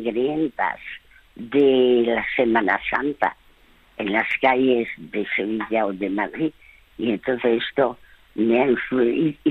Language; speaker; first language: Spanish; early bilingual, other home language; French